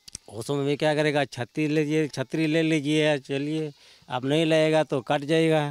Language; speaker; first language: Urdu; non-native, local second language; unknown